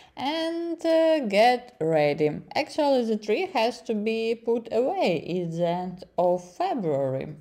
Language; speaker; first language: English; non-native, learner; Ukrainian